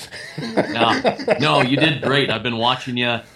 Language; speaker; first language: English; native; English